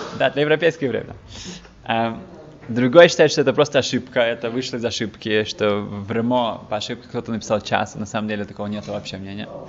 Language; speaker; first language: Russian; early bilingual, heritage; Russian